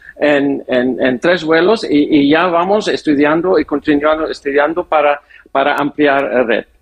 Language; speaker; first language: Spanish; non-native, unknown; English